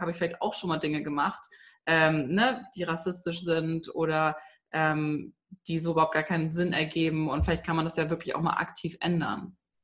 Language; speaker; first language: German; early bilingual, heritage; German